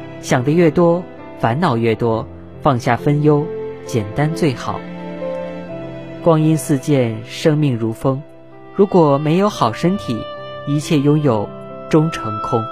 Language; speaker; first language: Chinese; native; Chinese